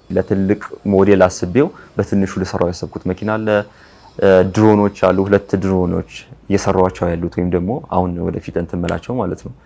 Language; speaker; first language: Amharic; non-native, local second language; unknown